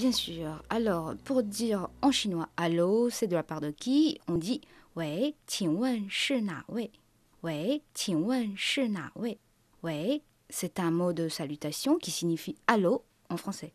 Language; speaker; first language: French; non-native, fluent; Chinese